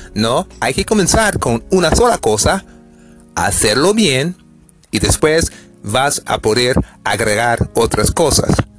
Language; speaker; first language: Spanish; non-native, fluent; English